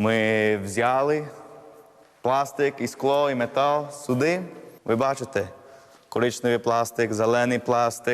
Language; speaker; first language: Ukrainian; non-native, learner; English